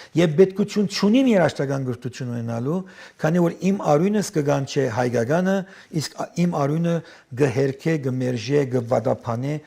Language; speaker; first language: Armenian; early bilingual, heritage; Armenian